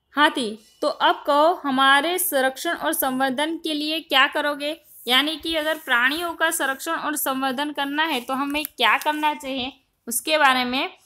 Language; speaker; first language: Hindi; non-native, local second language; Gujarati